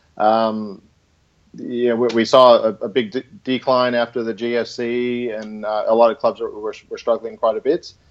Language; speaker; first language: English; native; English